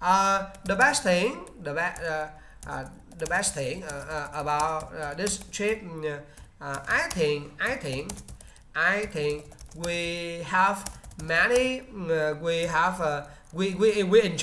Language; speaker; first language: English; non-native, learner; Vietnamese